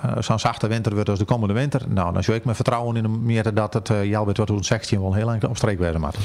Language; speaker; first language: Dutch; non-native, local second language; Western Frisian